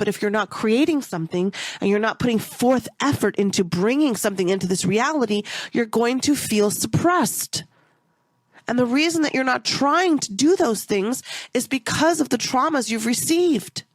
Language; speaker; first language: English; native; English